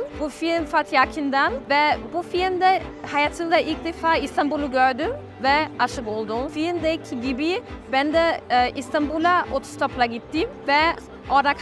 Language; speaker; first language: Turkish; non-native, learner; German